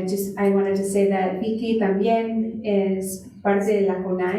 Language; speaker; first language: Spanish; non-native, fluent; English